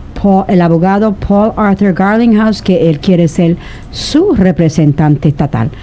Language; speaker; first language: Spanish; native; Spanish